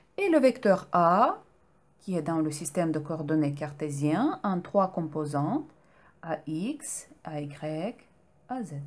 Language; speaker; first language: French; non-native, fluent; Ukrainian